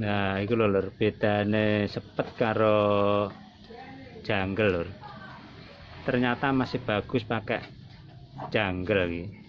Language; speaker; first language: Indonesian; non-native, local second language; Javanese